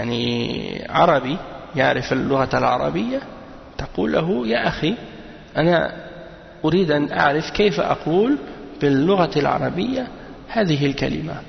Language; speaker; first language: Arabic; non-native, fluent; French